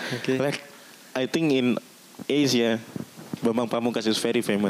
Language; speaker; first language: English; non-native, learner; Indonesian